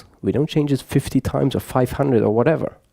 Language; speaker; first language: English; non-native, fluent; German